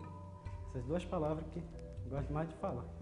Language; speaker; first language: Portuguese; non-native, local second language; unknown